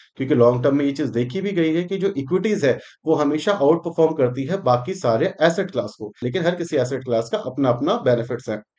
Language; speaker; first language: Hindi; native; Hindi